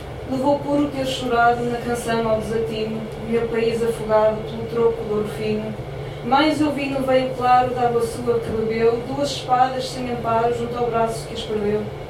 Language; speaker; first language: Portuguese; native; Portuguese